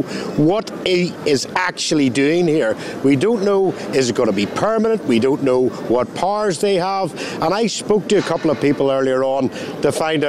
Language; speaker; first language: English; native; English